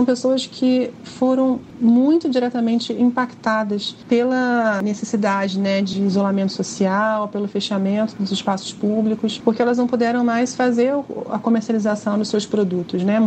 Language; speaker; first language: Portuguese; native; Portuguese